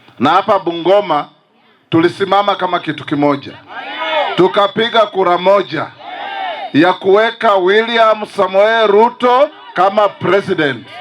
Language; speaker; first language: Swahili; non-native, local second language; Luyia